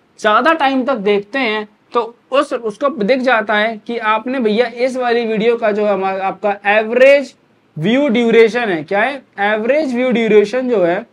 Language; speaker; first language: Hindi; native; Hindi